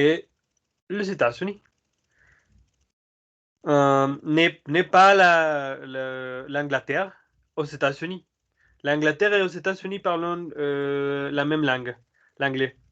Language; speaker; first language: French; non-native, learner; Spanish